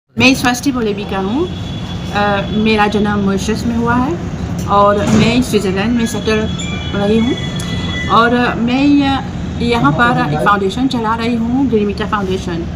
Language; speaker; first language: Hindi; non-native, fluent; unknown